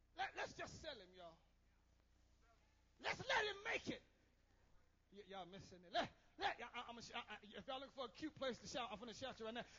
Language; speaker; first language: English; native; English